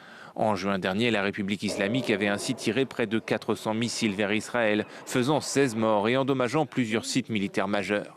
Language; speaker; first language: French; native; French